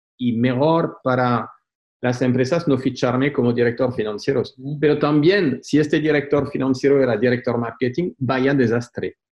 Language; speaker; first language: Spanish; non-native, fluent; French